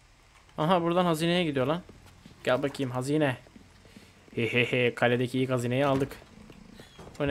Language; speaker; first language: Turkish; native; Turkish